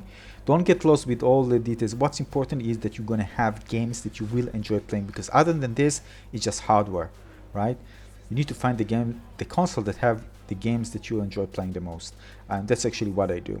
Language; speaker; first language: English; non-native, fluent; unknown